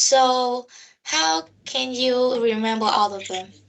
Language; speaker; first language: English; non-native, learner; Vietnamese